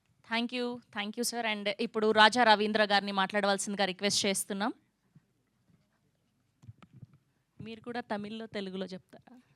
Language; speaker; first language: Telugu; native; Telugu